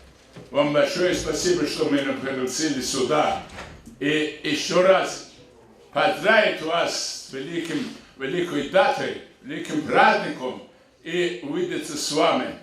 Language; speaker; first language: Russian; non-native, local second language; Avaric